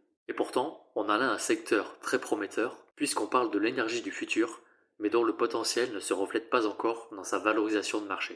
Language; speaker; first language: French; native; French